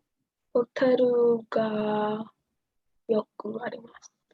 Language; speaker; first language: Japanese; non-native, learner; English